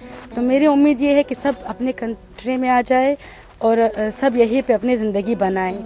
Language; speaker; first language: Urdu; non-native, fluent; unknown